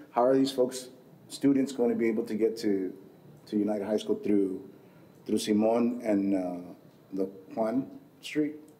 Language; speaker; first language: English; early bilingual, other home language; Spanish